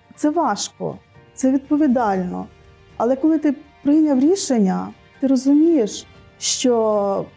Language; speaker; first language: Ukrainian; native; Ukrainian